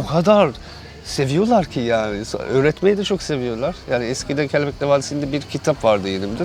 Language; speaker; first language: Turkish; non-native, fluent; English